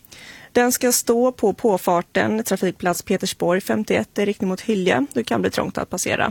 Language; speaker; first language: Swedish; native; Swedish